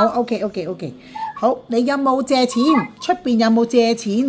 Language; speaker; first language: Cantonese; native; Cantonese